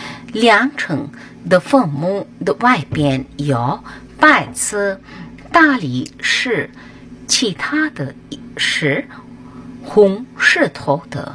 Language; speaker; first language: Chinese; non-native, fluent; Hindi